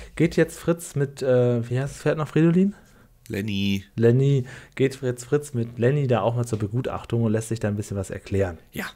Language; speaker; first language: German; native; German